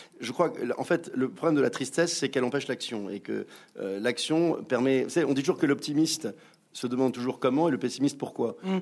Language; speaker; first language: French; native; French